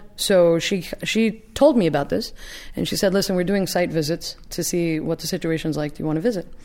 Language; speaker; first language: English; native; English